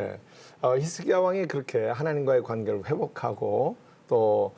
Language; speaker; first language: Korean; native; Korean